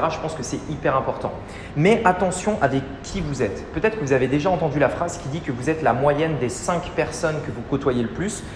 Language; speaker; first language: French; native; French